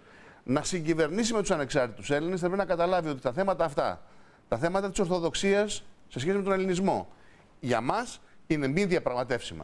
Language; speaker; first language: Greek; native; Greek